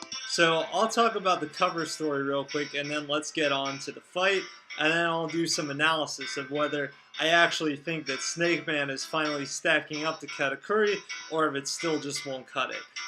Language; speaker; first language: English; native; English